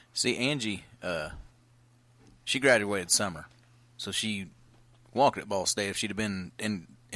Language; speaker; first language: English; native; English